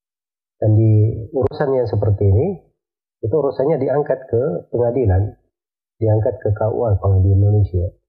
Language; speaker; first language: Indonesian; native; Indonesian